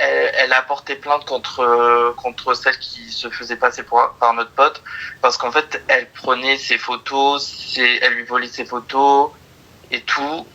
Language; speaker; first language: French; native; French